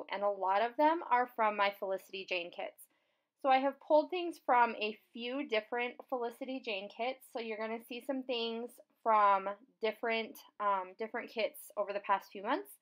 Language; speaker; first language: English; native; English